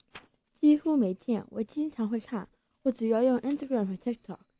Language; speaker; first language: Chinese; early bilingual, heritage; Chinese